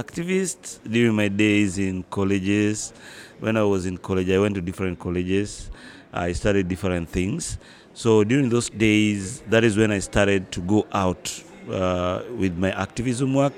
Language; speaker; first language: English; non-native, local second language; Luo (Kenya and Tanzania)